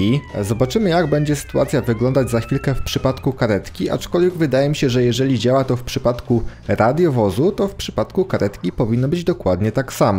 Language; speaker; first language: Polish; native; Polish